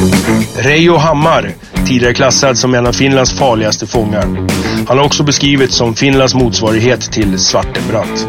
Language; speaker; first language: Swedish; native; Swedish